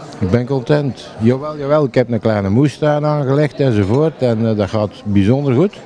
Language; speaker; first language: Dutch; native; Dutch